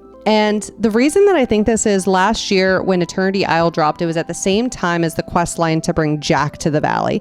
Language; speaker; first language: English; native; English